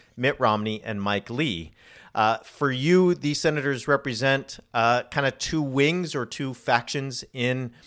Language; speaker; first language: English; native; English